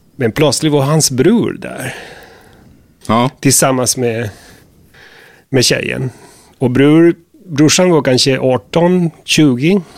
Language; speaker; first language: Swedish; non-native, fluent; Spanish